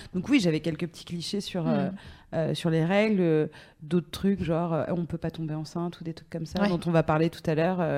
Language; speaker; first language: French; native; French